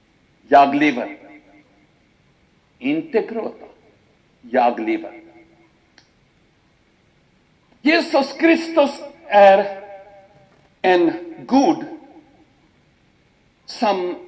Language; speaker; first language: Swedish; non-native, fluent; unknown